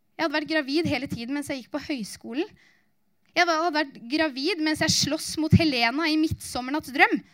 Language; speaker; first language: Norwegian; native; Norwegian